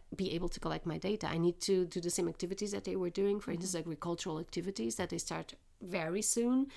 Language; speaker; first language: English; non-native, fluent; Portuguese